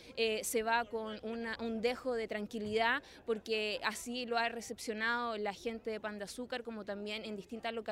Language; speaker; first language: Spanish; native; Spanish